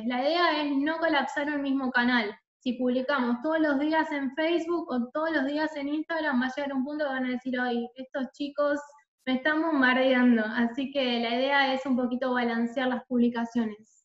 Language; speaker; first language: Spanish; native; Spanish